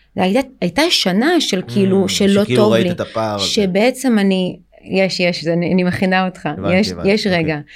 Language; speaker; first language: Hebrew; early bilingual, other home language; Russian